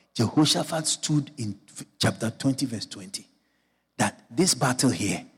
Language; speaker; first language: English; non-native, local second language; Akan